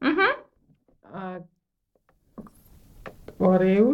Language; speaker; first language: Greek; non-native, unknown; German